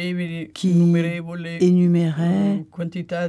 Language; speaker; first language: French; non-native, learner; Italian